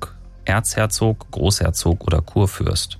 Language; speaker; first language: German; native; German